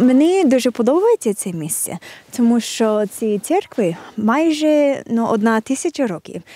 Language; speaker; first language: Ukrainian; non-native, fluent; English